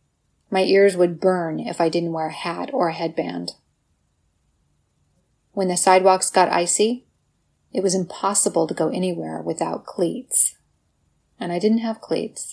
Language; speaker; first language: English; native; English